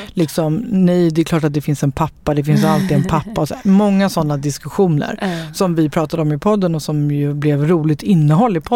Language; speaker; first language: Swedish; native; Swedish